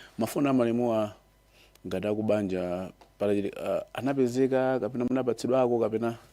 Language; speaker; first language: Nyanja; native; Nyanja